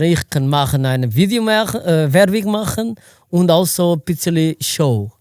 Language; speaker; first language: German; non-native, learner; Portuguese